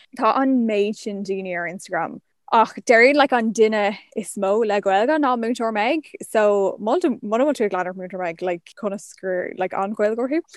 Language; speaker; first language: Irish; non-native, local second language; English